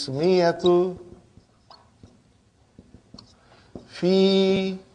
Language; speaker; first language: Arabic; non-native, fluent; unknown